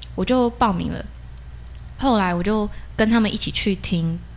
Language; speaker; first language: Chinese; native; Chinese